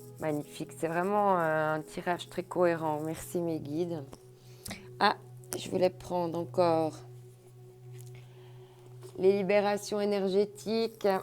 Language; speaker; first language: French; native; French